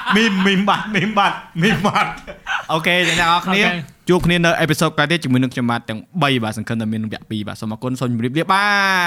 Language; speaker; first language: Khmer; native; Khmer